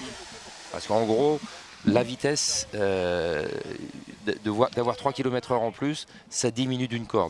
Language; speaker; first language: French; native; French